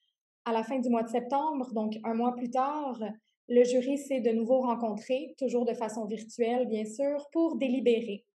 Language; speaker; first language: French; native; French